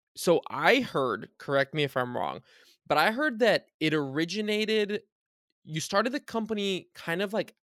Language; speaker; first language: English; early bilingual, other home language; Bulgarian